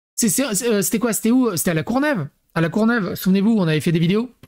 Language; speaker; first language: French; native; French